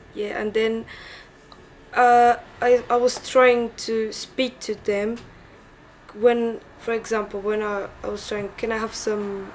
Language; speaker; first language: English; early bilingual, other home language; Portuguese